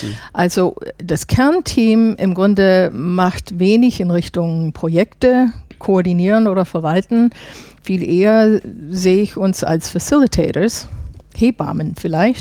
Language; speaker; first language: German; non-native, fluent; English